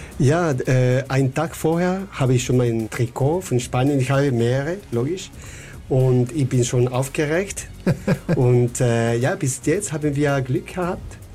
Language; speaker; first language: German; non-native, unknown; Spanish